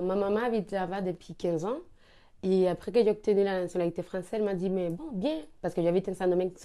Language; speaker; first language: French; non-native, learner; Spanish